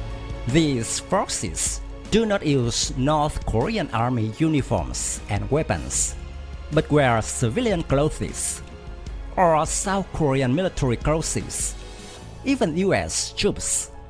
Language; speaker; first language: English; non-native, fluent; Vietnamese